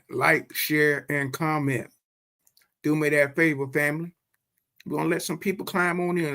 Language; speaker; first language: English; native; English